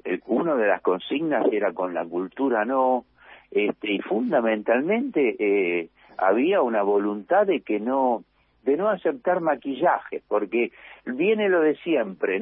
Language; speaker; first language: Spanish; native; Spanish